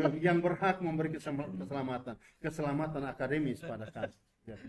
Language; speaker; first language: Indonesian; non-native, fluent; Tetum